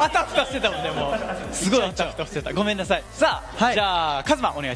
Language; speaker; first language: Japanese; native; Japanese